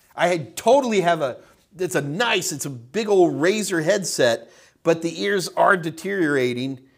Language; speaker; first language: English; native; English